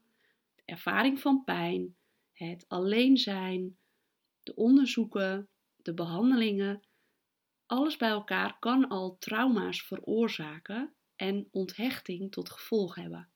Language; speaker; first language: Dutch; native; Dutch